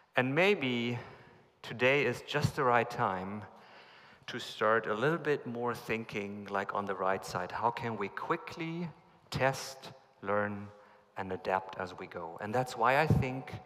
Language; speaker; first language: English; non-native, fluent; German